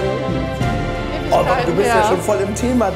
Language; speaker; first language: German; native; German